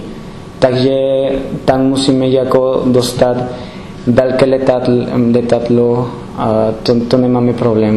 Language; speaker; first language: Czech; non-native, learner; Spanish